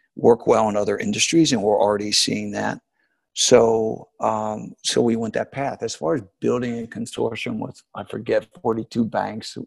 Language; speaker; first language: English; native; English